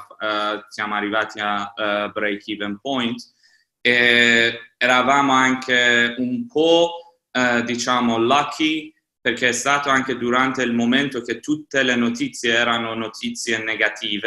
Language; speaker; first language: Italian; non-native, fluent; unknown